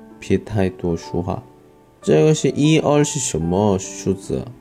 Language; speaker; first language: Chinese; non-native, learner; Korean